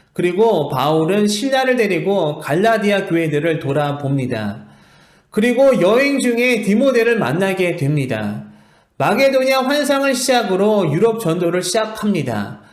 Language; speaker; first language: Korean; native; Korean